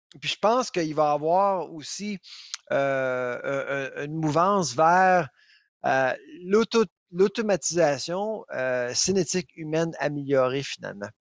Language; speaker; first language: French; native; French